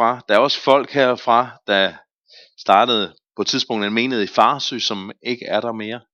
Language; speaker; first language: Danish; native; Danish